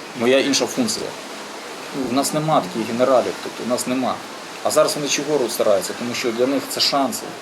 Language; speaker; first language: Ukrainian; native; Ukrainian